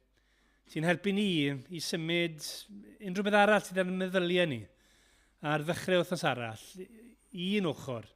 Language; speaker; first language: Welsh; native; Welsh